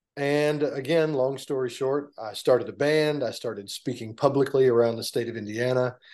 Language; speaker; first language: English; native; English